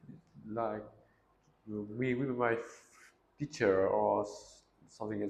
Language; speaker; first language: English; non-native, learner; Vietnamese